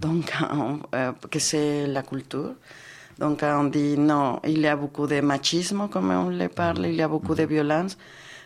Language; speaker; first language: French; non-native, fluent; Spanish